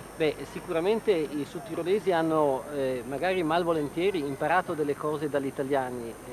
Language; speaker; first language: Italian; non-native, local second language; German